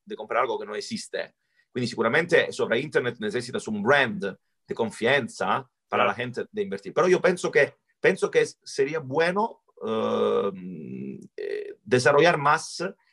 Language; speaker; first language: Spanish; non-native, learner; Italian